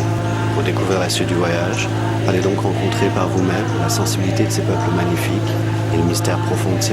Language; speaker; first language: French; native; French